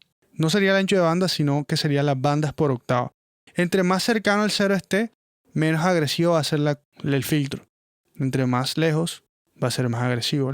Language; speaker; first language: Spanish; native; Spanish